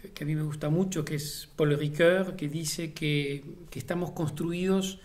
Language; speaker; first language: Spanish; native; Spanish